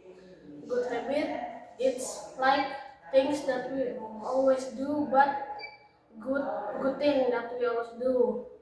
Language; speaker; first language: English; non-native, learner; Indonesian